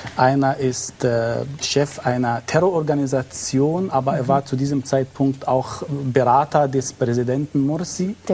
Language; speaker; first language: German; non-native, fluent; Arabic